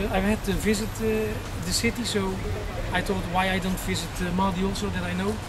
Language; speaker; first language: English; non-native, fluent; Dutch